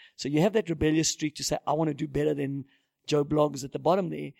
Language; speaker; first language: English; native; English